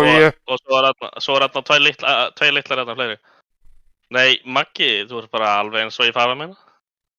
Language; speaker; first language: Icelandic; native; Icelandic